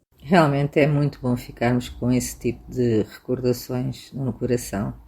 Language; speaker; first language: Portuguese; native; Portuguese